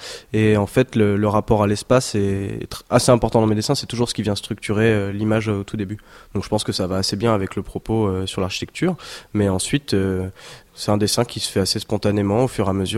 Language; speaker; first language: French; native; French